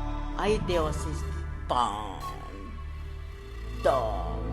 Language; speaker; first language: Portuguese; non-native, learner; Japanese